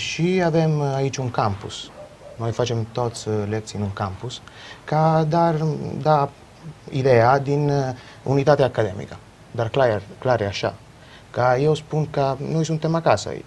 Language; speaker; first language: Romanian; non-native, learner; Italian